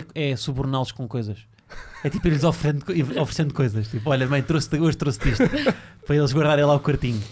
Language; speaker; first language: Portuguese; native; Portuguese